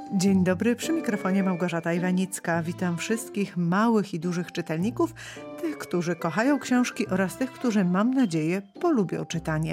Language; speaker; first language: Polish; native; Polish